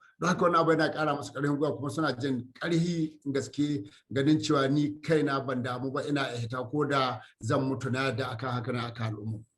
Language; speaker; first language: Hausa; native; Hausa